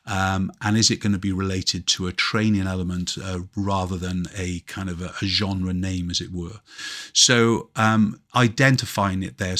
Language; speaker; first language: English; native; English